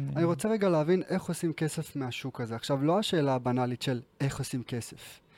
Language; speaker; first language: Hebrew; early bilingual, other home language; Georgian